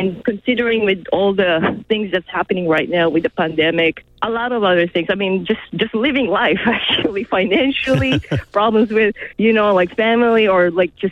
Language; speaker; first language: English; non-native, local second language; Filipino